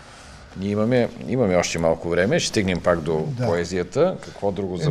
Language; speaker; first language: Bulgarian; native; Bulgarian